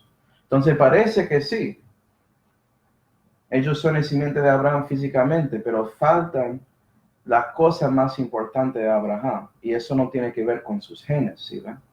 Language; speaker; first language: Spanish; non-native, fluent; English